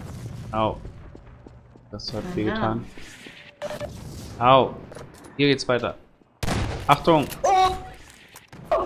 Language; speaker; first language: German; native; German